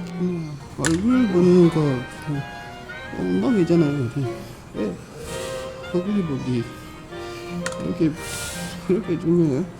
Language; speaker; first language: Korean; non-native, fluent; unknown